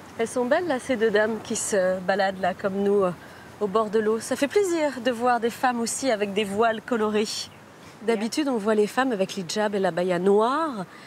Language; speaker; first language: French; native; French